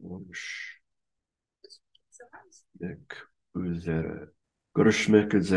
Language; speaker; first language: Turkish; non-native, learner; English